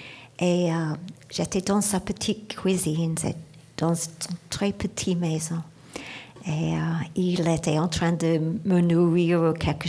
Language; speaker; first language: French; non-native, learner; English